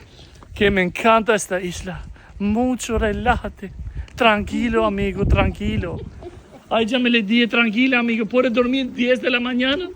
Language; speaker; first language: Spanish; non-native, learner; Albanian